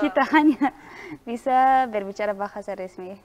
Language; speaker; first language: Indonesian; non-native, learner; Uzbek